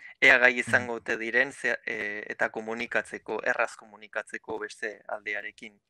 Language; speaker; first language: Basque; native; Basque